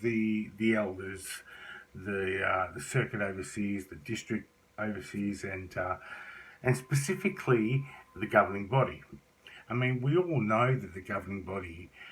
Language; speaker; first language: English; native; English